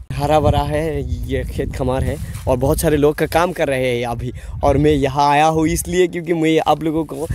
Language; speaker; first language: Hindi; non-native, local second language; Bangla